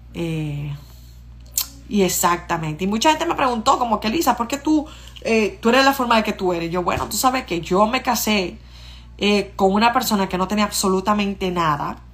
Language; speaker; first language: Spanish; native; Spanish